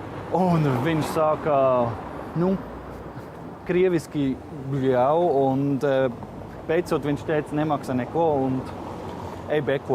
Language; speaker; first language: Latvian; non-native, learner; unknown